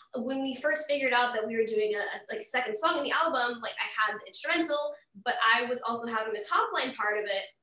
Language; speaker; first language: English; native; English